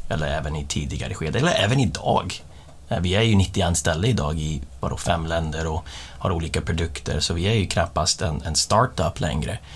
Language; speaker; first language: Swedish; non-native, fluent; English